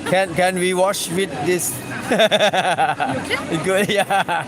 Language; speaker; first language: English; non-native, learner; Thai